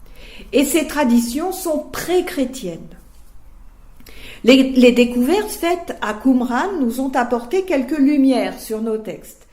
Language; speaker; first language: French; native; French